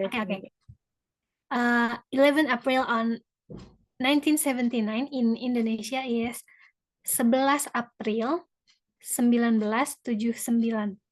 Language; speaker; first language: English; non-native, fluent; Indonesian